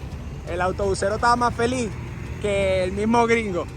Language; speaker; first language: Spanish; native; Spanish